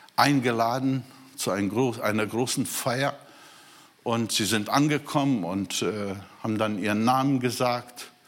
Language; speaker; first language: German; non-native, fluent; Portuguese